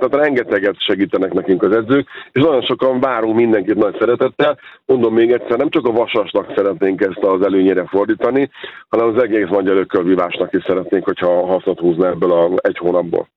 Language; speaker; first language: Hungarian; native; Hungarian